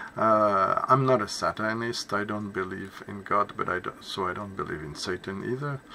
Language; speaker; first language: English; non-native, fluent; French